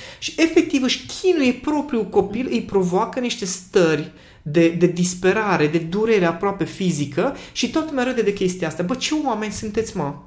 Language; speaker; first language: Romanian; non-native, local second language; Hungarian